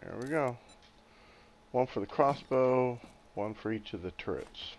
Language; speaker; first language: English; native; English